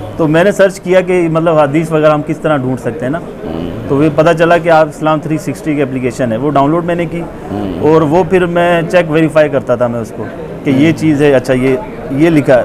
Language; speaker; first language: Urdu; non-native, local second language; Punjabi